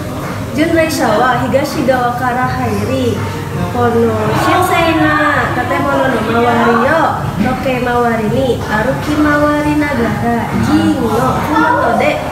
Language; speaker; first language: Japanese; non-native, learner; Indonesian